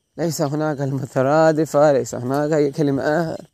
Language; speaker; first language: Arabic; non-native, learner; Malayalam